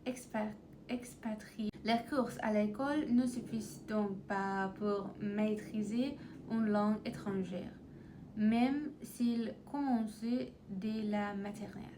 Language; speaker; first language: French; non-native, learner; Persian